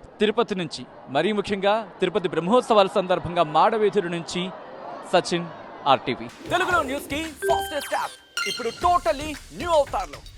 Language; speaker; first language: Telugu; native; Telugu